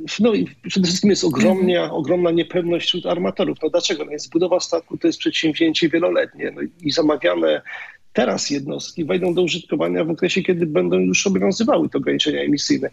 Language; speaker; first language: Polish; native; Polish